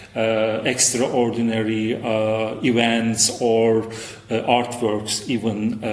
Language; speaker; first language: English; non-native, fluent; Turkish